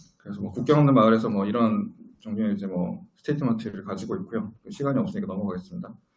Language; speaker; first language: Korean; native; Korean